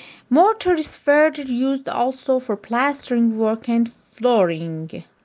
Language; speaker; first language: English; non-native, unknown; Persian